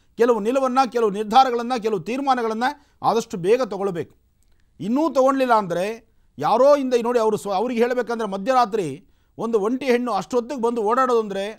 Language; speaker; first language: Kannada; native; Kannada